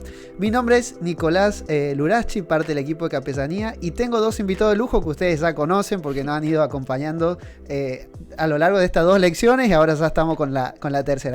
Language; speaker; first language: Spanish; native; Spanish